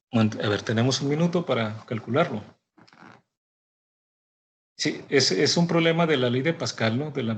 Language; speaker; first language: Spanish; native; Spanish